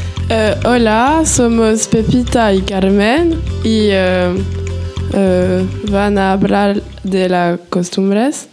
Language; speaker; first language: Spanish; non-native, learner; French